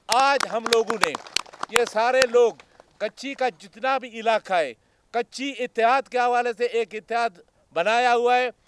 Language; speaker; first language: Urdu; non-native, local second language; Baluchi